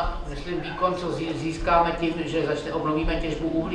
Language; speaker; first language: Czech; native; Czech